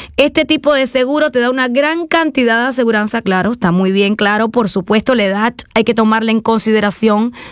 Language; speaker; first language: Spanish; native; Spanish